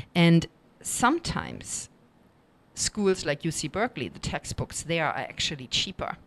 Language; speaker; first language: English; non-native, fluent; German